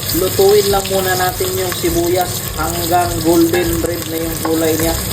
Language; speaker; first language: Filipino; non-native, local second language; Cebuano